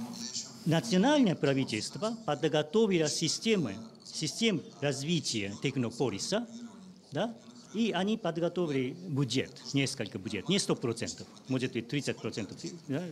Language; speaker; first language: Russian; non-native, learner; Japanese